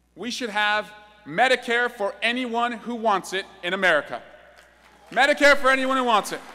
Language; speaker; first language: English; native; English